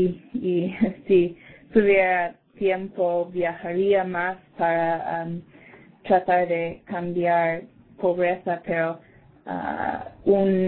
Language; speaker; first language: Spanish; non-native, learner; English